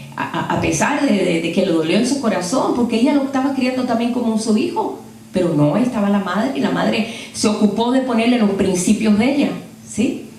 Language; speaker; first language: Spanish; native; Spanish